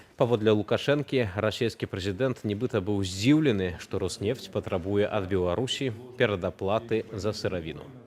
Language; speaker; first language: Belarusian; native; Belarusian